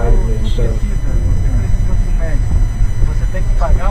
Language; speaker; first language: Portuguese; native; Portuguese